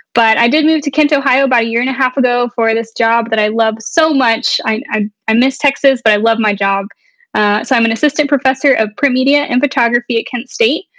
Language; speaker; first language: English; native; English